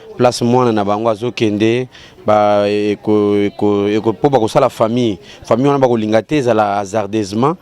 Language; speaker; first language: Lingala; non-native, local second language; Kongo